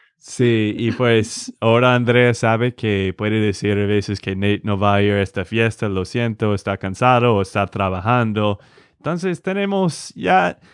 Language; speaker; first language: Spanish; non-native, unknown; English